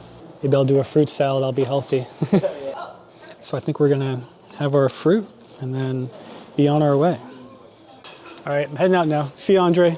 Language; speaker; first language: English; native; English